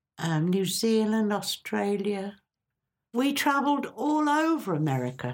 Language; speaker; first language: English; native; English